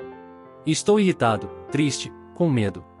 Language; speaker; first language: Portuguese; native; Portuguese